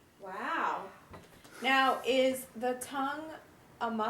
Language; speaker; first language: English; native; English